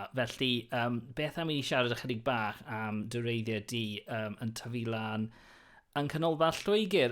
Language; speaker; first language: Welsh; non-native, local second language; English